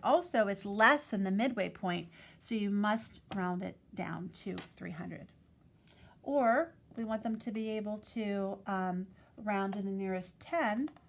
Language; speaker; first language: English; native; English